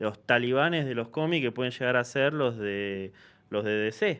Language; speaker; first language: Spanish; native; Spanish